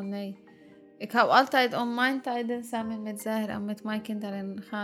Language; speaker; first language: Dutch; non-native, learner; Arabic